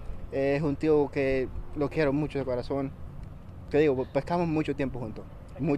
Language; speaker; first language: Spanish; early bilingual, other home language; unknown